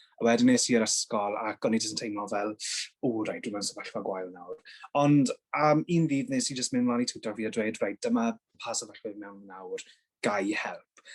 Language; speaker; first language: Welsh; non-native, local second language; English